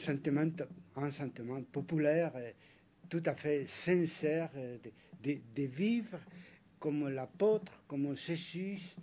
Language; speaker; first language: French; non-native, fluent; Spanish